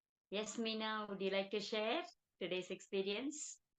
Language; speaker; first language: English; non-native, local second language; Telugu